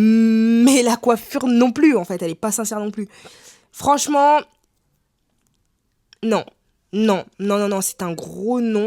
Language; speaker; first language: French; native; French